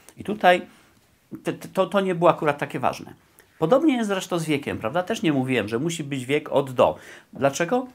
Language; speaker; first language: Polish; native; Polish